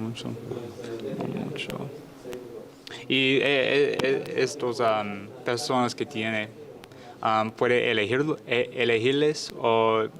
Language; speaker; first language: Spanish; non-native, learner; English